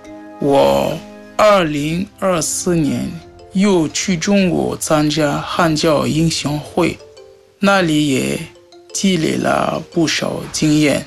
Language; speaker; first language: Chinese; non-native, fluent; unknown